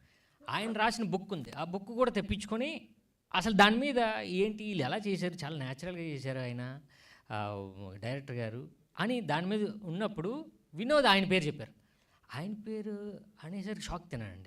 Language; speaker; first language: Telugu; native; Telugu